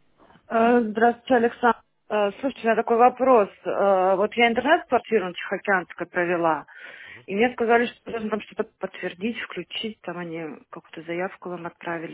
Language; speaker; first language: Russian; native; Russian